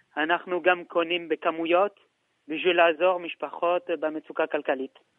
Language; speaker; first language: Hebrew; non-native, fluent; French